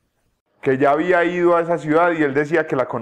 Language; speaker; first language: Spanish; native; Spanish